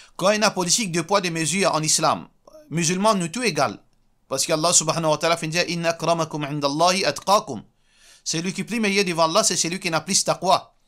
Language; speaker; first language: French; non-native, local second language; Morisyen